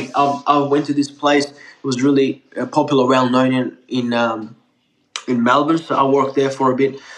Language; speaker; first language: English; non-native, fluent; Turkish